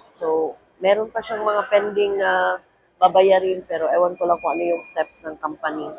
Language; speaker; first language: Filipino; non-native, local second language; Cebuano